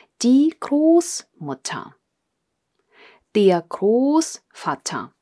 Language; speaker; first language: German; non-native, fluent; Russian